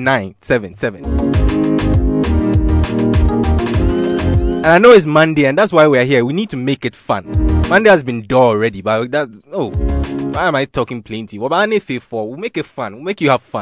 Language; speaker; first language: English; non-native, local second language; Akan